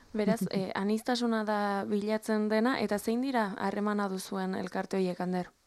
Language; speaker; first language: Basque; native; Basque